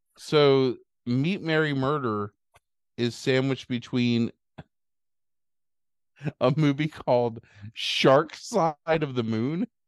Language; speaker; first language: English; native; English